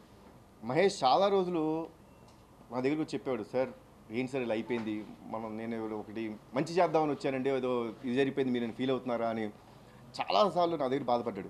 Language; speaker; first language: Telugu; native; Telugu